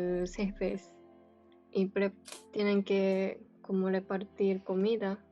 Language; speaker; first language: Spanish; non-native, fluent; Japanese